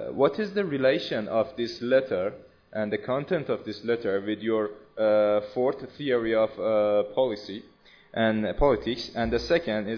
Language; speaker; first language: English; non-native, learner; Persian